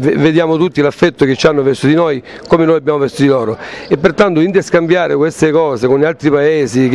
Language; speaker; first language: Italian; native; Italian